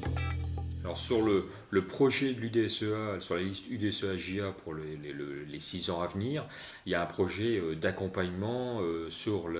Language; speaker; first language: French; native; French